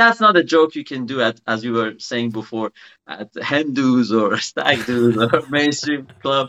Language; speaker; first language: English; non-native, fluent; Persian